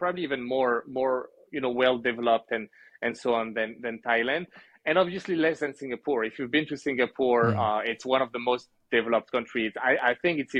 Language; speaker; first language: English; non-native, fluent; French